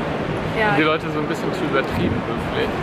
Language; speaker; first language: German; native; German